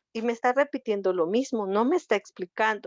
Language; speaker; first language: Spanish; native; Spanish